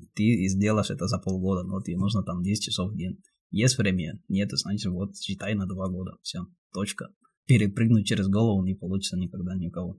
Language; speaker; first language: Russian; non-native, fluent; Spanish